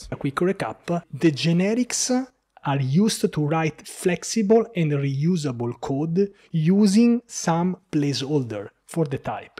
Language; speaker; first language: English; non-native, fluent; Italian